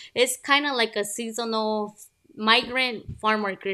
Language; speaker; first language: English; early bilingual, other home language; Spanish